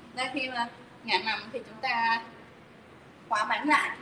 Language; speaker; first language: Vietnamese; native; Vietnamese